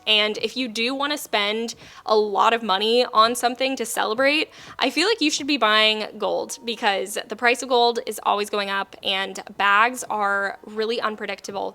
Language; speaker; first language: English; native; English